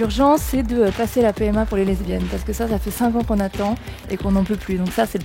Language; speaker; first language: French; native; French